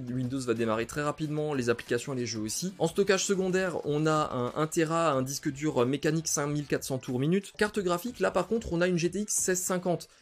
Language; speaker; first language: French; native; French